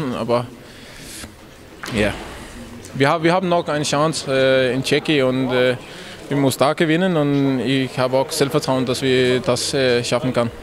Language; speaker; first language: German; non-native, learner; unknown